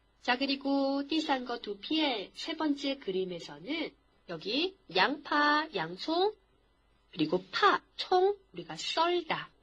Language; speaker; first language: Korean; non-native, fluent; Chinese